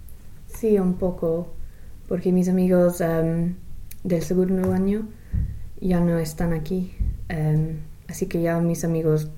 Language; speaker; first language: Spanish; non-native, fluent; English